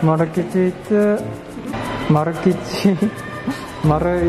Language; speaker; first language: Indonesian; non-native, fluent; Japanese